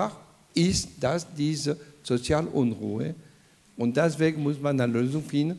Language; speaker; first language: German; non-native, fluent; French